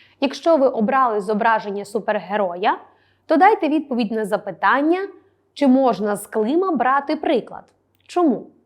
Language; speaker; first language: Ukrainian; native; Ukrainian